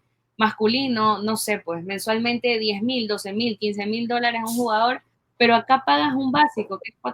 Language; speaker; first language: Spanish; native; Spanish